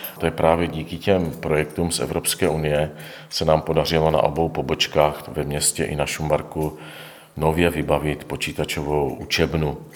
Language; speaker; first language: Czech; native; Czech